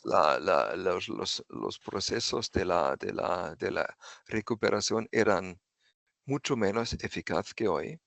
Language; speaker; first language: Spanish; non-native, fluent; German